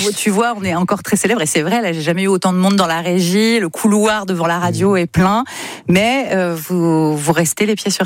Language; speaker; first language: French; native; French